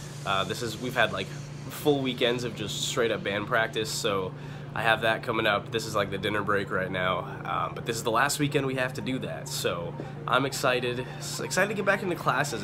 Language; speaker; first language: English; native; English